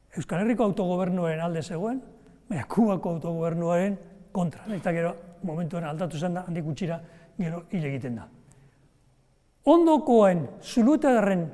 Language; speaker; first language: Basque; native; Basque